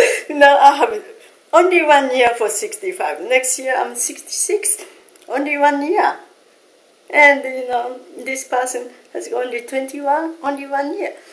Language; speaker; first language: English; non-native, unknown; Japanese